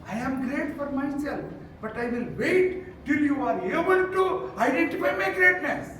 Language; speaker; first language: English; non-native, local second language; Telugu